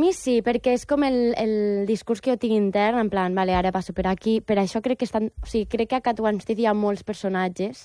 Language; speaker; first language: Catalan; native; Catalan